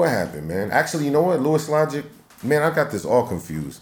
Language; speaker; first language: English; native; English